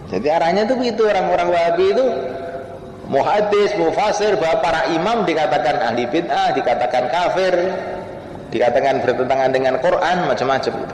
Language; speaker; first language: Indonesian; native; Indonesian